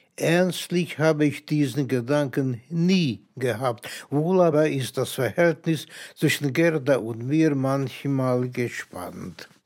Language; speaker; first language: German; non-native, fluent; Hungarian